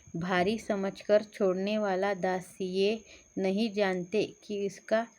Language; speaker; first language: Hindi; non-native, local second language; Marathi